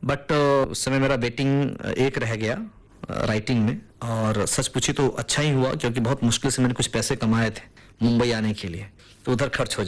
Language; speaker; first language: Hindi; non-native, local second language; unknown